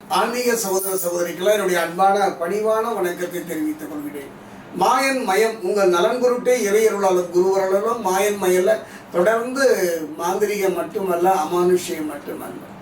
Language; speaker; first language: Tamil; native; Tamil